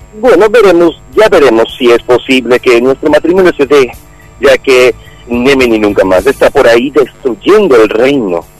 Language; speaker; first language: Spanish; native; Spanish